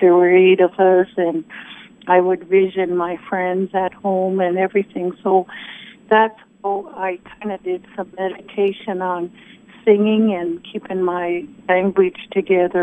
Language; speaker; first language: English; early bilingual, other home language; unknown